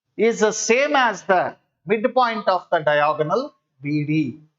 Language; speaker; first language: English; non-native, local second language; Kannada